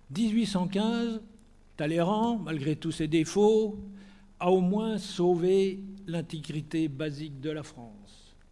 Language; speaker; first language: French; native; French